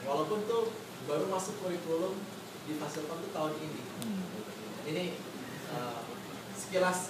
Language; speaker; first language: Indonesian; native; Indonesian